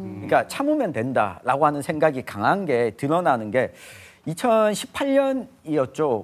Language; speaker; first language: Korean; native; Korean